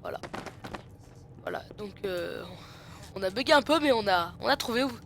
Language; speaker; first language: French; native; French